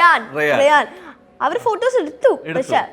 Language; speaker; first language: Malayalam; early bilingual, heritage; Malayalam